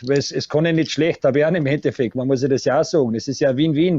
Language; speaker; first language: German; native; German